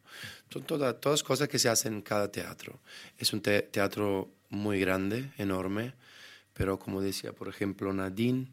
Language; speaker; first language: Spanish; non-native, fluent; Italian